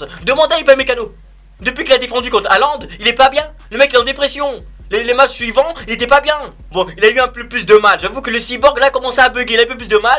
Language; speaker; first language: French; native; French